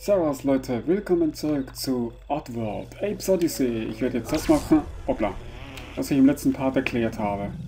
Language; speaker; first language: German; native; German